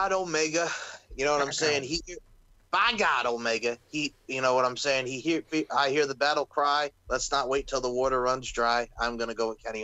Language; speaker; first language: English; native; English